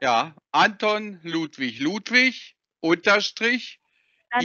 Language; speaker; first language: German; native; German